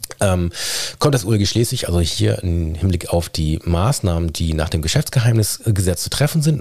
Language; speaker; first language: German; native; German